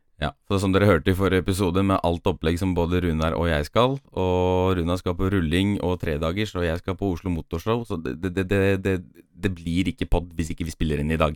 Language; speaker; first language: Norwegian; early bilingual, other home language; Polish